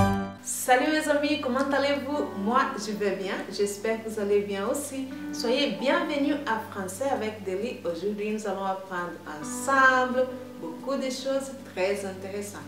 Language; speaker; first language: French; non-native, fluent; Portuguese